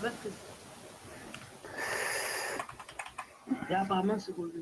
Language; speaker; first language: French; native; French